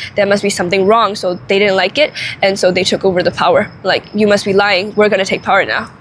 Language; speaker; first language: English; non-native, fluent; Burmese